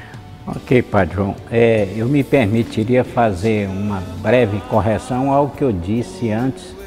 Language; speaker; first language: Portuguese; native; Portuguese